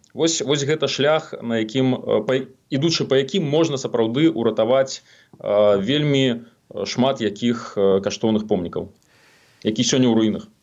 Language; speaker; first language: Belarusian; native; Belarusian